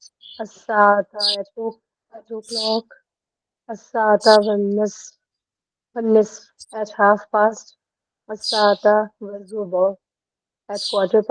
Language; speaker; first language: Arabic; non-native, learner; Hindi